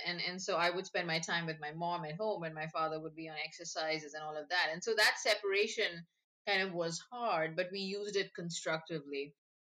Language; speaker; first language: English; non-native, local second language; Bangla